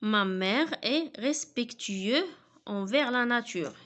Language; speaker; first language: French; non-native, local second language; Arabic